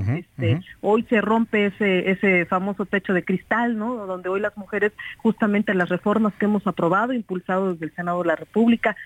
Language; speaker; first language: Spanish; native; Spanish